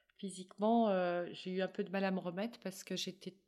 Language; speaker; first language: French; native; French